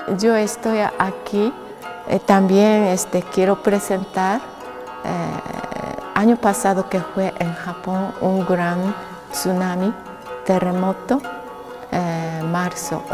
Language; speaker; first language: Spanish; non-native, learner; Japanese